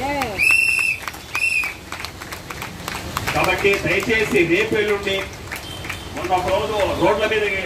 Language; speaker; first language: Telugu; native; Telugu